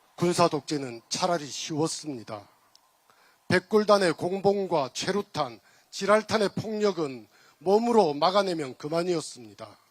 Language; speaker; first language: Korean; native; Korean